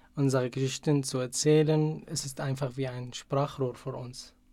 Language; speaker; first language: German; non-native, fluent; Arabic